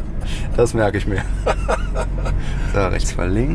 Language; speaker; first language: German; native; German